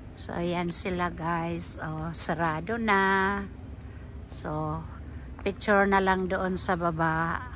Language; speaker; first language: Filipino; native; Filipino